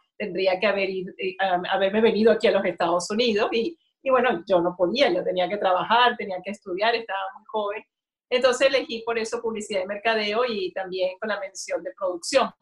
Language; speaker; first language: Spanish; native; Spanish